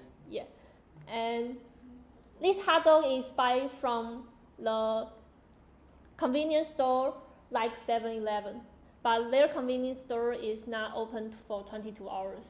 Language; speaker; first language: English; non-native, learner; Chinese